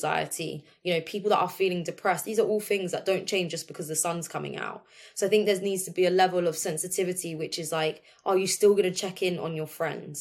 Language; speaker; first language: English; native; English